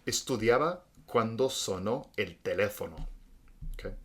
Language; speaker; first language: Spanish; non-native, fluent; English